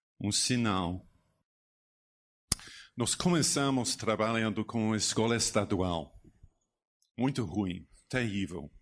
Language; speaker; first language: Portuguese; non-native, learner; English